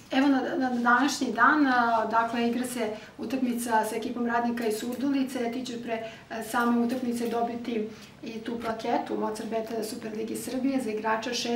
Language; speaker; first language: Serbian; native; Serbian